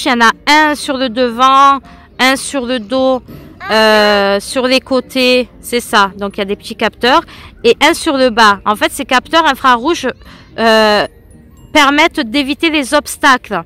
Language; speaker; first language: French; native; French